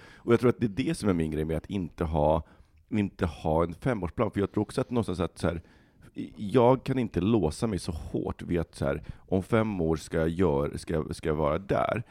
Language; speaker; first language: Swedish; early bilingual, other home language; Bosnian